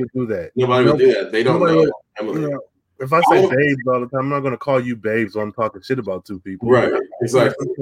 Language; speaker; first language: English; native; English